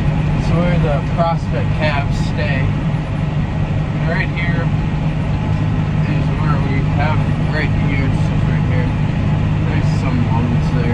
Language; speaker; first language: English; native; English